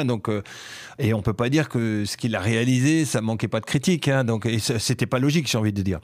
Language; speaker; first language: French; native; French